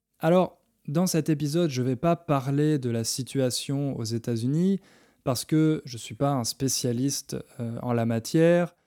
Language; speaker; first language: French; native; French